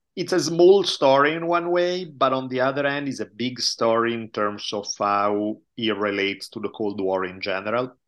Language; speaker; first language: English; non-native, fluent; Italian